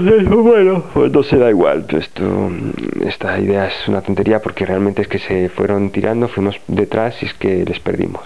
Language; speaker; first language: Spanish; native; Spanish